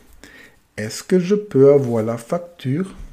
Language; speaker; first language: French; non-native, fluent; German